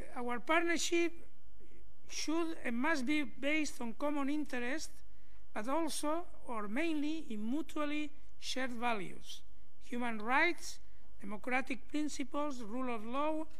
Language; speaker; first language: English; non-native, fluent; Spanish